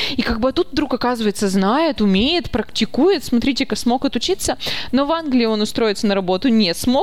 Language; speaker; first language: Russian; native; Russian